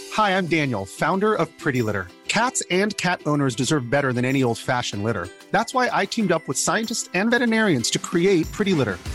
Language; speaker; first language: Swedish; native; Swedish